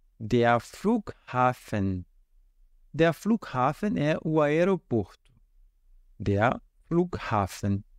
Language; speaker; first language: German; non-native, fluent; Portuguese